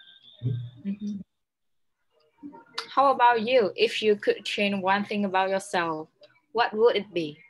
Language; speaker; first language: English; non-native, learner; Vietnamese